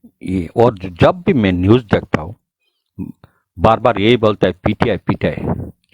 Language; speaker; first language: Hindi; non-native, learner; Bangla